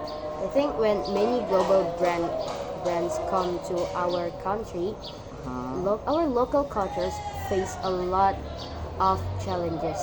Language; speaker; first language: English; non-native, learner; Indonesian